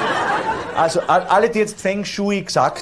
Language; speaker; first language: German; native; German